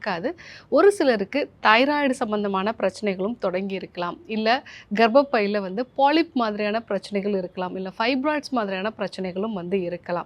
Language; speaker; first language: Tamil; native; Tamil